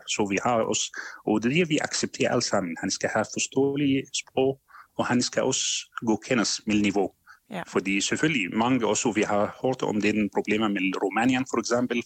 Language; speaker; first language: Danish; non-native, fluent; Arabic